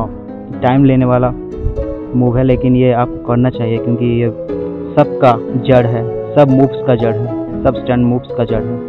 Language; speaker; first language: Hindi; non-native, local second language; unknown